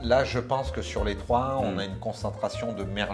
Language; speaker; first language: French; native; French